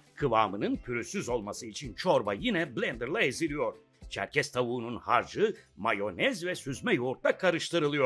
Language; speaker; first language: Turkish; native; Turkish